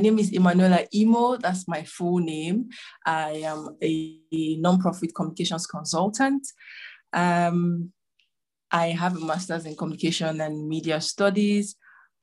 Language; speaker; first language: English; non-native, local second language; Igbo